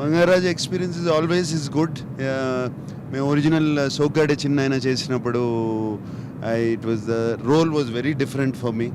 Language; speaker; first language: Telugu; native; Telugu